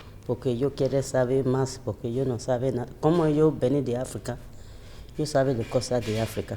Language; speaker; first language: Spanish; non-native, learner; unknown